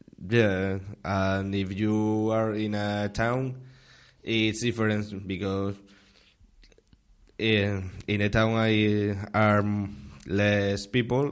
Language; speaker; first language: English; non-native, learner; Spanish